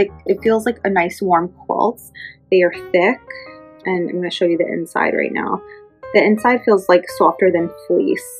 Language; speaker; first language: English; native; English